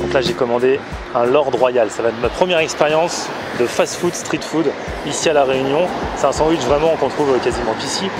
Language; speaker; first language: French; native; French